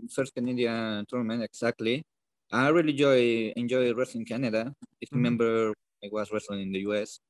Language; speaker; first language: English; non-native, learner; Spanish